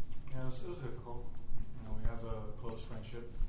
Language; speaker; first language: English; non-native, fluent; Spanish